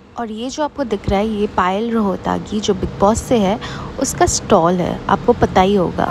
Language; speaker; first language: Hindi; non-native, local second language; Bangla